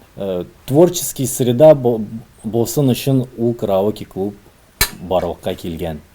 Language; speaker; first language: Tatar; early bilingual, heritage; Tatar